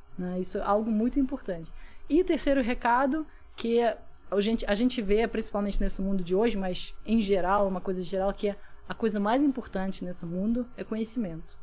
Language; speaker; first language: Portuguese; non-native, fluent; Russian